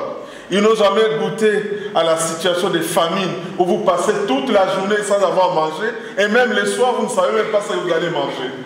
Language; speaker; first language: French; non-native, local second language; Lingala